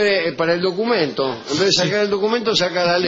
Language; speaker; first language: Spanish; native; Spanish